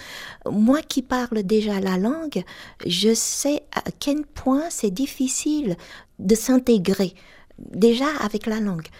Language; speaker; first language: French; non-native, fluent; Vietnamese